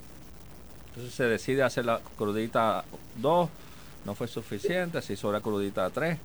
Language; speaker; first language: Spanish; native; Spanish